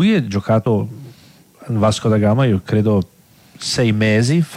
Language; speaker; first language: Italian; non-native, fluent; Portuguese